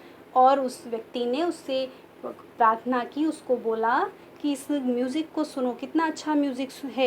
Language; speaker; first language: Hindi; native; Hindi